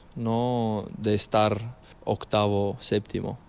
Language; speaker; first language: Spanish; non-native, fluent; Ukrainian